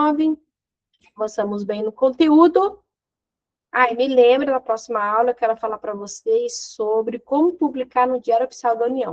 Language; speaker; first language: Portuguese; native; Portuguese